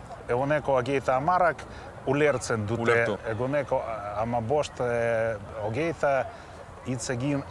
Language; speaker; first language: Basque; non-native, learner; Russian